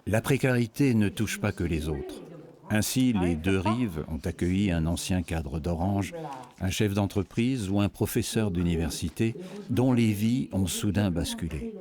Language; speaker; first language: French; native; French